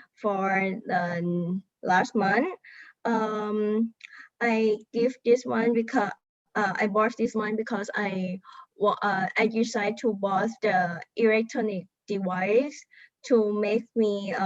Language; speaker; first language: English; non-native, learner; Thai